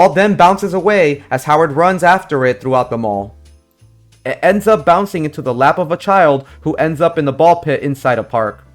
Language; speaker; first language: English; native; English